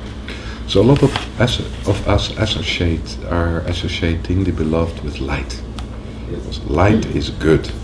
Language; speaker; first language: English; non-native, fluent; Dutch